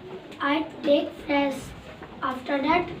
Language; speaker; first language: English; non-native, learner; Hindi